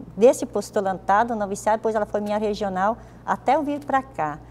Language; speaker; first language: Portuguese; native; Portuguese